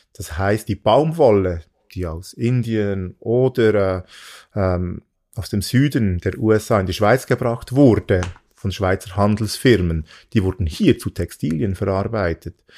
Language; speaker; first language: German; early bilingual, other home language; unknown